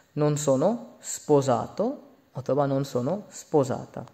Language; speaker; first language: Italian; non-native, fluent; Bangla